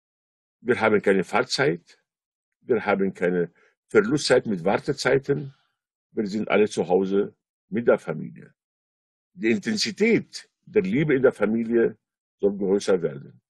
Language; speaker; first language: German; non-native, fluent; Arabic